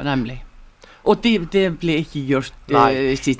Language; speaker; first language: Norwegian; non-native, learner; Icelandic